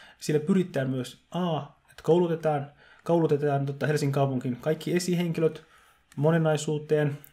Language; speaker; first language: Finnish; early bilingual, other home language; Somali